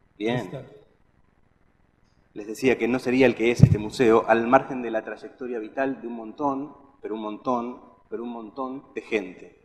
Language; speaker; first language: Spanish; native; Spanish